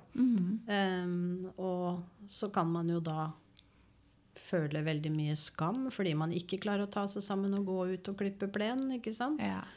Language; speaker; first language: Norwegian; native; Norwegian